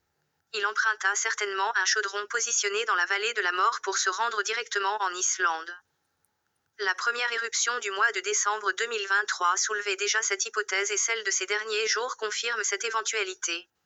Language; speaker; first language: French; native; French